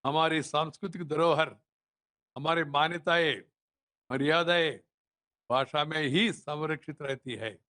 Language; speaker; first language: Hindi; non-native, local second language; Telugu